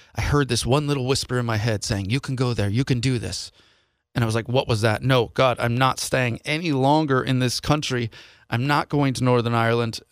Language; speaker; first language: English; native; English